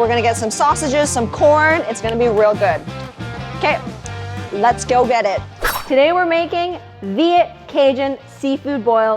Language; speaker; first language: English; native; English